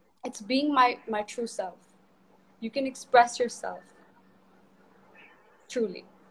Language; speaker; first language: English; non-native, local second language; Hindi